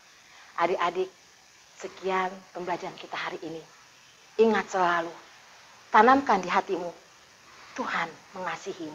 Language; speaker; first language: Indonesian; native; Indonesian